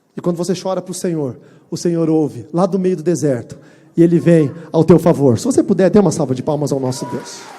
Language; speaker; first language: Portuguese; native; Portuguese